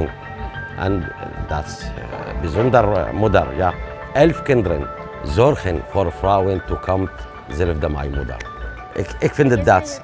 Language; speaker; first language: Dutch; non-native, learner; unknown